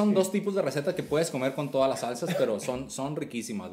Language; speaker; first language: Spanish; native; Spanish